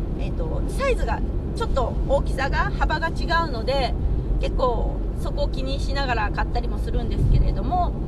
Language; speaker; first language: Japanese; native; Japanese